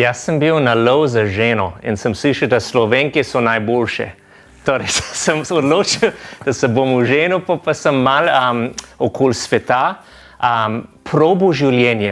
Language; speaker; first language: Slovenian; non-native, fluent; English